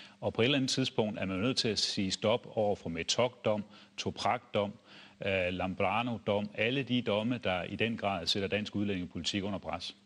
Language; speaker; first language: Danish; native; Danish